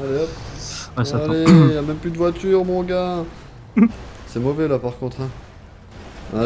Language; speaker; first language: French; native; French